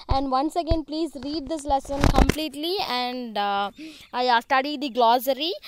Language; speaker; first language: English; non-native, local second language; Tamil